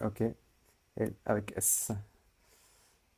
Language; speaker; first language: French; non-native, fluent; Sinhala